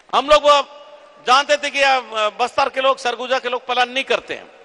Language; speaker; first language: Hindi; native; Hindi